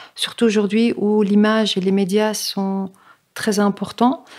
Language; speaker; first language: French; native; French